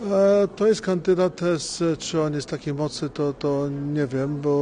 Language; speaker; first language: Polish; early bilingual, heritage; English